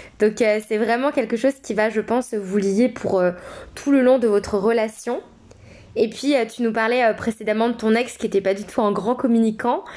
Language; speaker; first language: French; native; French